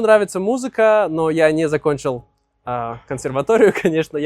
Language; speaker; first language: Russian; native; Russian